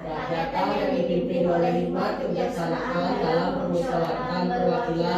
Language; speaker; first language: Indonesian; native; Indonesian